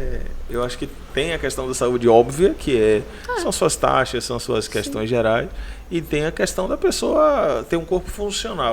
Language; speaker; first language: Portuguese; native; Portuguese